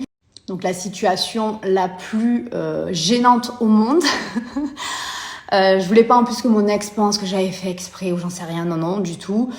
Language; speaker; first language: French; native; French